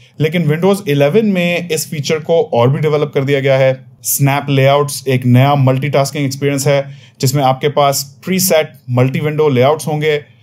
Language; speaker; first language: Urdu; native; Urdu